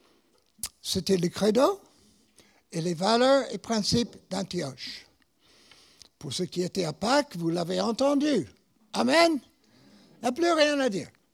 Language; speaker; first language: French; non-native, fluent; English